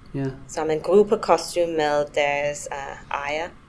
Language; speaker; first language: Danish; non-native, fluent; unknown